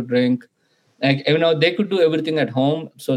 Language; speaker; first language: English; non-native, local second language; Telugu